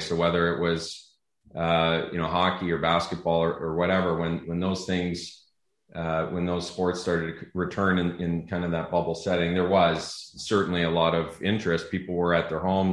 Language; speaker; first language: English; native; English